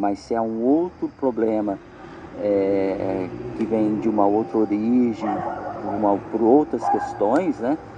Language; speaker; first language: Portuguese; native; Portuguese